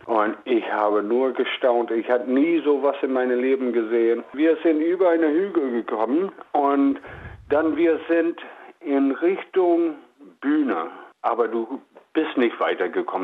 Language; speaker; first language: German; non-native, fluent; English